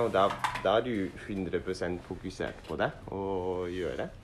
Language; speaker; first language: Norwegian; non-native, learner; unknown